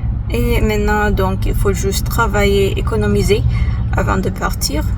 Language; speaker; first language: French; non-native, fluent; English